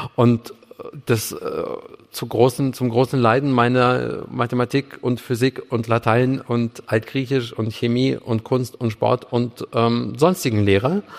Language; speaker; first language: German; early bilingual, other home language; Russian